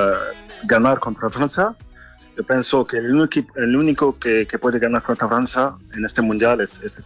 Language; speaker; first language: Spanish; non-native, fluent; French